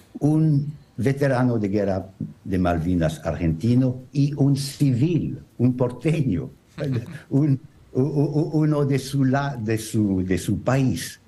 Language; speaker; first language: Spanish; non-native, learner; French